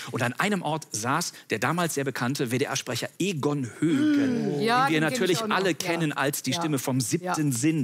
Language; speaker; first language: German; native; German